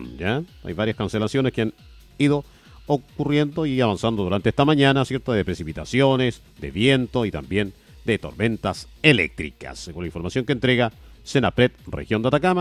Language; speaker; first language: Spanish; native; Spanish